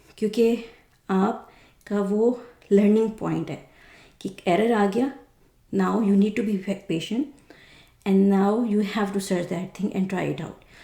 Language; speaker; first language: Urdu; native; Urdu